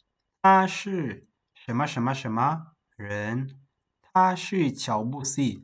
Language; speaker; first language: Chinese; non-native, fluent; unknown